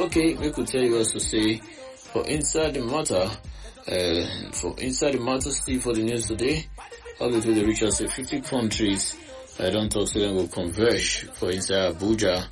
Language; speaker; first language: Nigerian Pidgin; non-native, local second language; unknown